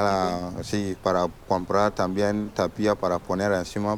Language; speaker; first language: Spanish; non-native, learner; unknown